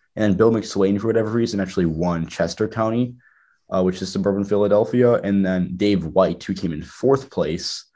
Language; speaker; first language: English; native; English